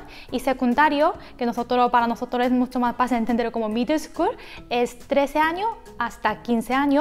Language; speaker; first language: Spanish; non-native, fluent; Korean